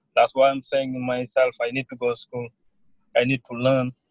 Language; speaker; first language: English; non-native, learner; Wolof